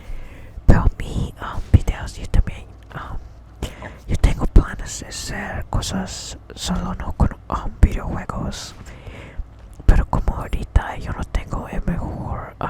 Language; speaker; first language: Spanish; early bilingual, heritage; English